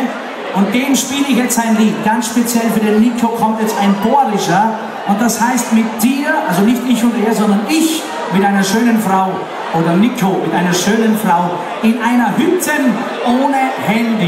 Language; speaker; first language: German; native; German